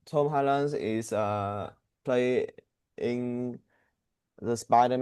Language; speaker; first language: English; non-native, learner; Vietnamese